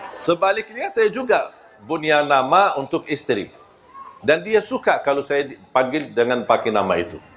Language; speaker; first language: Malay; non-native, fluent; Arabic